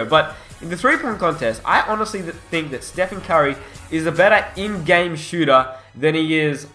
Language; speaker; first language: English; native; English